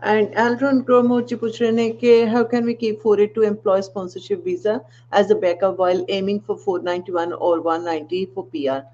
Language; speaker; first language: English; non-native, local second language; Punjabi